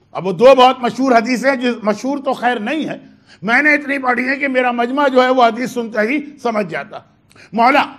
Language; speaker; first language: Hindi; native; Hindi